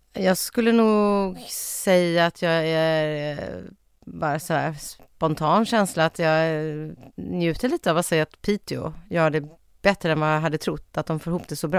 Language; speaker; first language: Swedish; native; Swedish